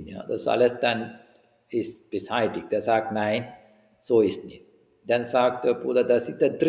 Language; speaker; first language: German; non-native, fluent; Sinhala